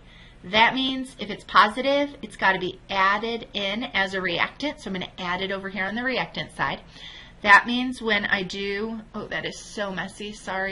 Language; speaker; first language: English; native; English